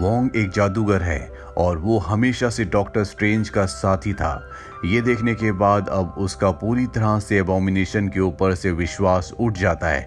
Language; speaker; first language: Hindi; native; Hindi